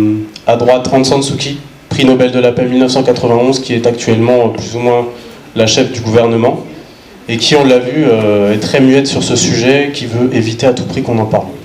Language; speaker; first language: French; native; French